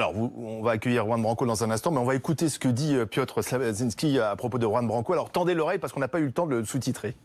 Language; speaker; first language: French; native; French